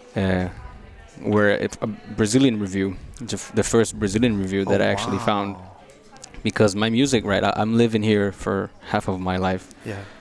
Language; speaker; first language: English; non-native, fluent; Portuguese